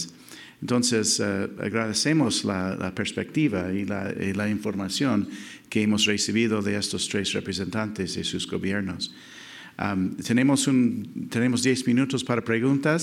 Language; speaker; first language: Spanish; non-native, fluent; English